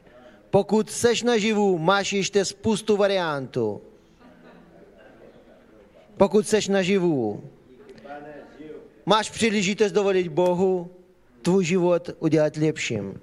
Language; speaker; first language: Czech; non-native, fluent; Ukrainian